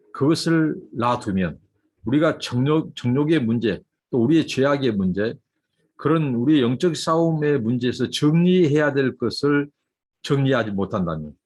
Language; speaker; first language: Korean; native; Korean